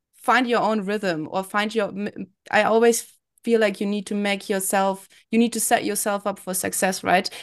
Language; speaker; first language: English; non-native, fluent; German